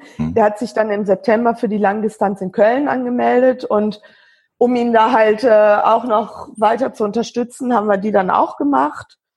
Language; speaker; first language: German; native; German